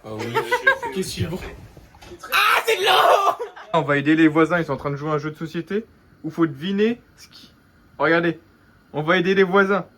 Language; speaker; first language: French; native; French